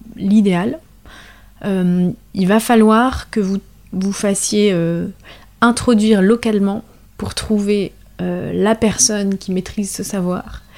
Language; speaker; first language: French; native; French